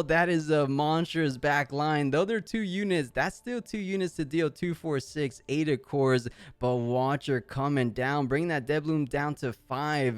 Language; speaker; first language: English; native; English